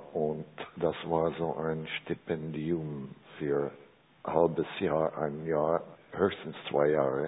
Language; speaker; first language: German; non-native, learner; Czech